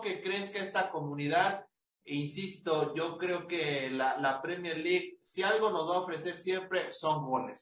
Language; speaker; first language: Spanish; native; Spanish